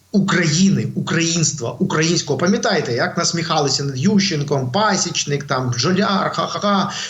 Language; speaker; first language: Ukrainian; non-native, local second language; Russian